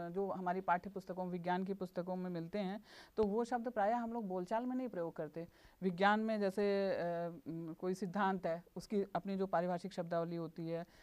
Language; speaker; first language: Hindi; native; Hindi